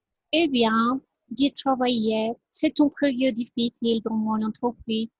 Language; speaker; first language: French; non-native, learner; Spanish